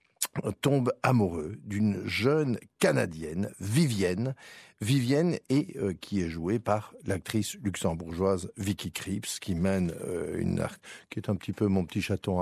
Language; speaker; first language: French; native; French